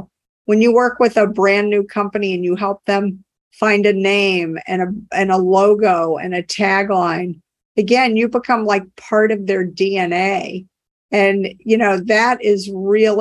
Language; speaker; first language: English; native; English